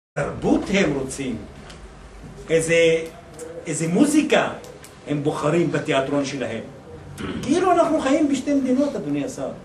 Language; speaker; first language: Hebrew; non-native, local second language; Arabic